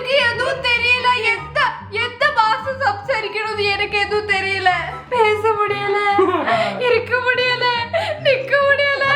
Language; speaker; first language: Tamil; non-native, learner; Malayalam